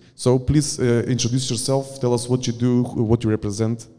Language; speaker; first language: English; non-native, fluent; Macedonian